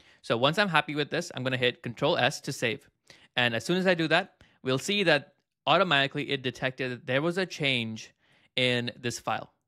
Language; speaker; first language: English; native; English